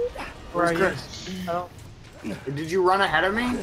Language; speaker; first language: English; native; English